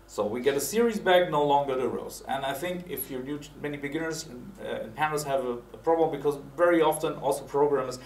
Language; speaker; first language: English; non-native, fluent; German